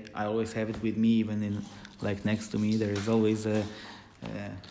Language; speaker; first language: English; non-native, fluent; Polish